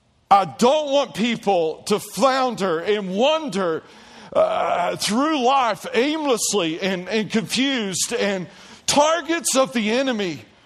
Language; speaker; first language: English; native; English